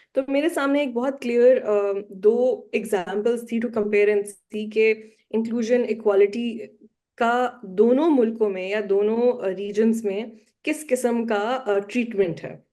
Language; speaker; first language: Urdu; native; Urdu